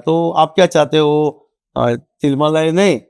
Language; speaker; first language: Hindi; non-native, local second language; Marathi